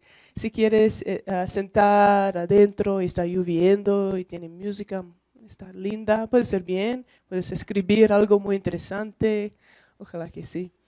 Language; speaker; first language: Spanish; non-native, learner; English